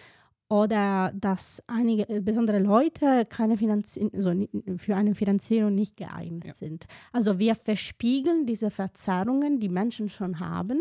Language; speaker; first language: German; non-native, fluent; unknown